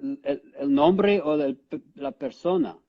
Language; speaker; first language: Spanish; non-native, learner; English